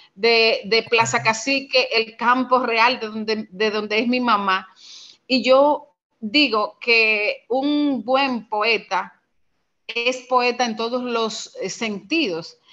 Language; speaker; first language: Spanish; native; Spanish